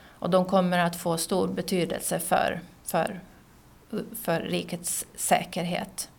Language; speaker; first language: Swedish; native; Swedish